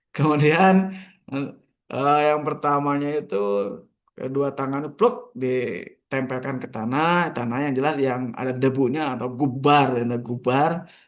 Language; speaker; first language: Indonesian; non-native, local second language; Sundanese